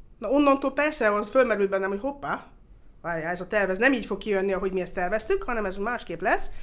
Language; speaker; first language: Hungarian; early bilingual, heritage; Hungarian